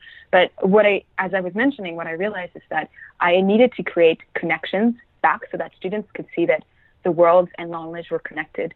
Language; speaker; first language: English; non-native, fluent; French